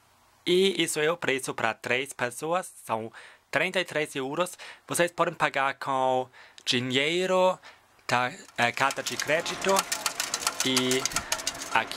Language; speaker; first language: Portuguese; non-native, fluent; German